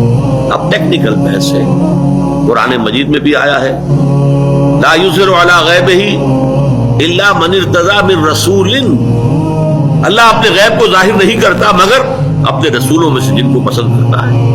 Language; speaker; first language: Urdu; native; Urdu